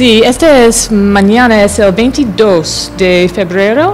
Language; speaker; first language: Spanish; non-native, fluent; English